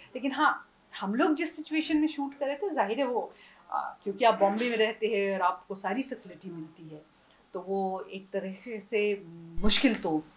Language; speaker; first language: Hindi; native; Hindi